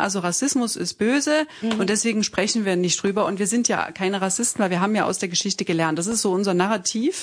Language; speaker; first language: German; native; German